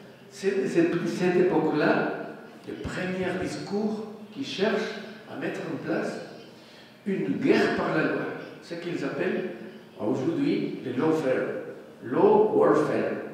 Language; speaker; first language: French; non-native, fluent; Spanish